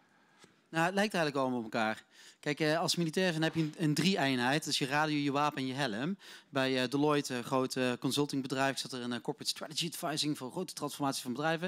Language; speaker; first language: Dutch; native; Dutch